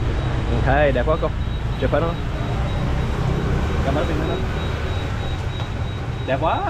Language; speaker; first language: Vietnamese; early bilingual, heritage; English